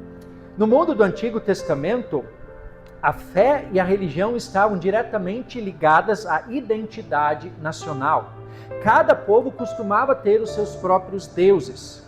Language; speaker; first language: Portuguese; native; Portuguese